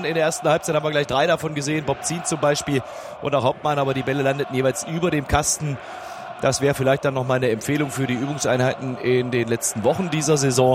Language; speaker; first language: German; native; German